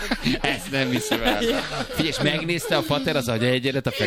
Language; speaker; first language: Hungarian; native; Hungarian